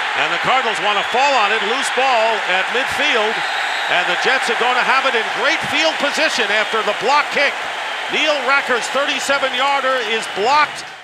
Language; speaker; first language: English; native; English